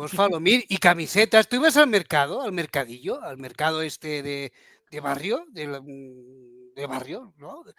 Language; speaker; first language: Spanish; native; Spanish